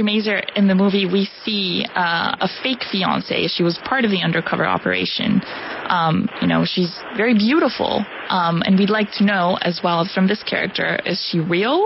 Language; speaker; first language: English; non-native, fluent; Spanish